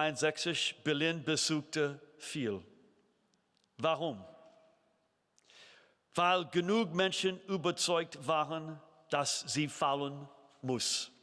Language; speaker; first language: German; non-native, fluent; English